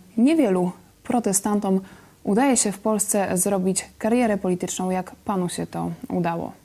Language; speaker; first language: Polish; native; Polish